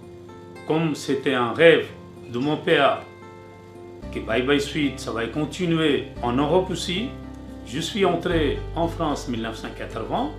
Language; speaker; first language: French; non-native, fluent; Urdu